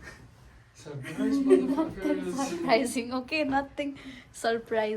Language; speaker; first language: English; non-native, fluent; Nepali